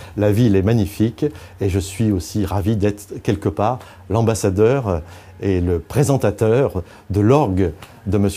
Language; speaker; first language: French; native; French